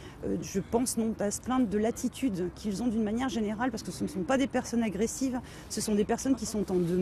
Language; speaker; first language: French; native; French